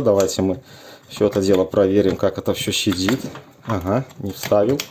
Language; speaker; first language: Russian; native; Russian